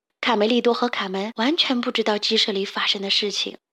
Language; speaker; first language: Chinese; native; Chinese